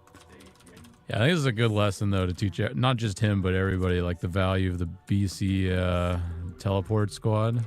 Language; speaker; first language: English; native; English